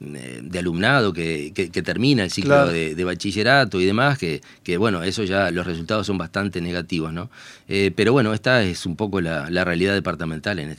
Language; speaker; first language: Spanish; native; Spanish